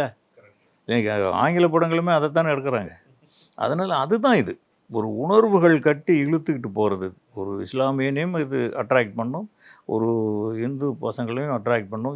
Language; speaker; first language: Tamil; native; Tamil